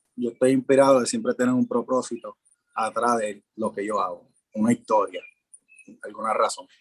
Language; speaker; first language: Spanish; early bilingual, heritage; Spanish